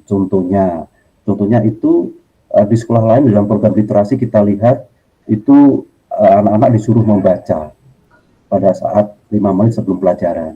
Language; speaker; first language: Indonesian; native; Indonesian